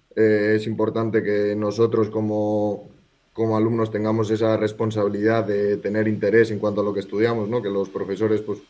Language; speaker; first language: Spanish; native; Spanish